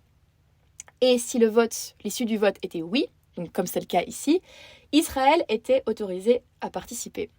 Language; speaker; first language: French; native; French